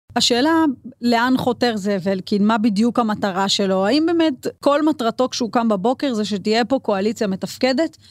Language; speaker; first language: Hebrew; native; Hebrew